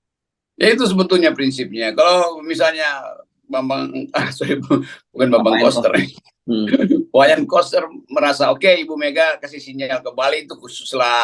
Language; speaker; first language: Indonesian; native; Indonesian